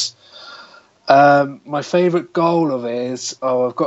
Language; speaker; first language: English; native; English